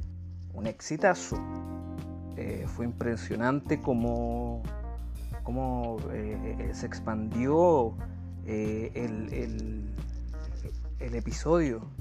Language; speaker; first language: Spanish; native; Spanish